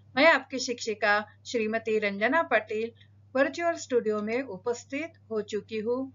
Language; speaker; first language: Hindi; non-native, local second language; Marathi